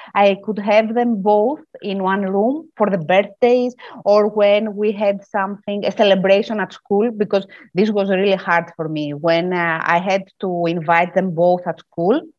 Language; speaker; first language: English; non-native, fluent; Greek